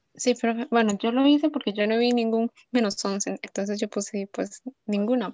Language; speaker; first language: Spanish; native; Spanish